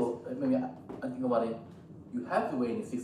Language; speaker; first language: English; non-native, learner; Korean